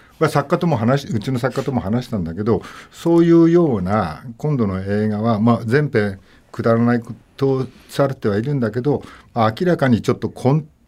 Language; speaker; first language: Japanese; native; Japanese